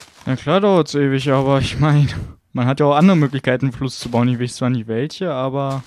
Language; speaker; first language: German; native; German